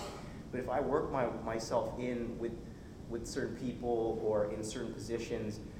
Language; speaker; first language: English; native; English